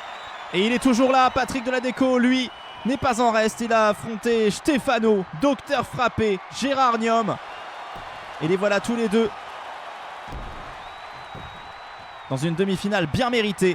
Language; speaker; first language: French; native; French